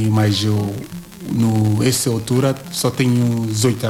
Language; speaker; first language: Portuguese; non-native, learner; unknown